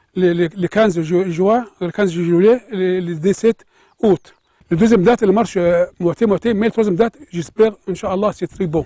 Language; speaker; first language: French; non-native, learner; Arabic